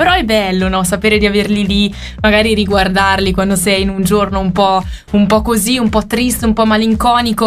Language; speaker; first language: Italian; native; Italian